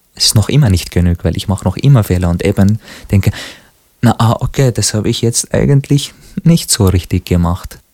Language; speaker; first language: German; non-native, fluent; Arabic